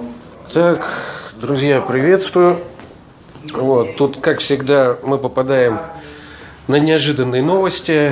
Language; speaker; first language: Russian; native; Russian